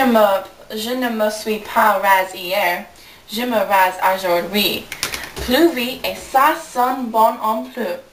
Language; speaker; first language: French; non-native, learner; English